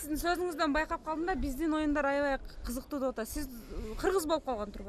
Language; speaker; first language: Kyrgyz; native; Kyrgyz